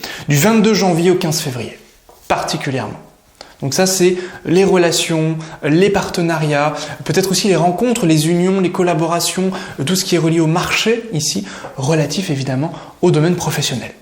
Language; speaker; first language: French; native; French